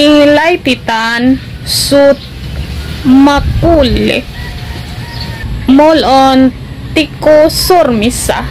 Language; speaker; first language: Finnish; non-native, learner; Filipino